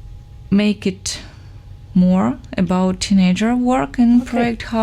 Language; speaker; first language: English; non-native, fluent; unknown